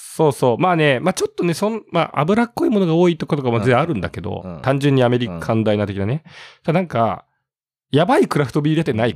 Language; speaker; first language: Japanese; native; Japanese